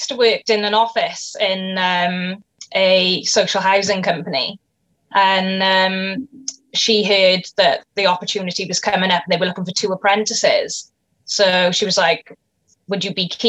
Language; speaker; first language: English; native; English